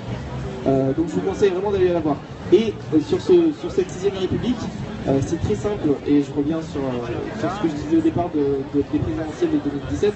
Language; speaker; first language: French; native; French